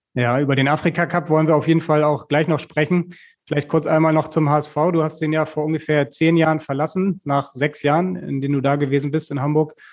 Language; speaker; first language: German; native; German